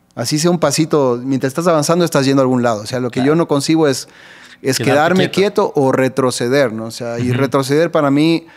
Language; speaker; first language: Spanish; native; Spanish